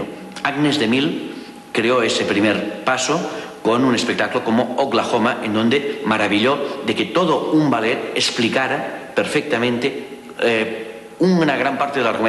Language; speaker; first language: Spanish; native; Spanish